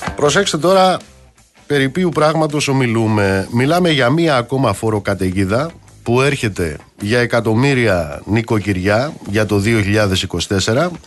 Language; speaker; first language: Greek; native; Greek